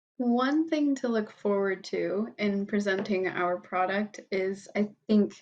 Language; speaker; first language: English; native; English